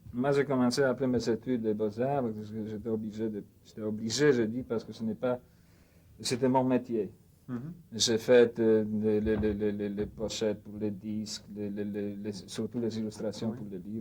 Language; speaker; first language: French; non-native, fluent; Polish